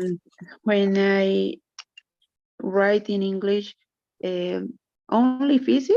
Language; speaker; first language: English; non-native, learner; Spanish